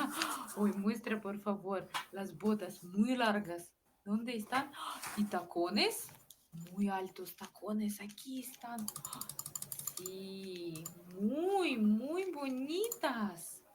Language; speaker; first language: Spanish; non-native, fluent; Russian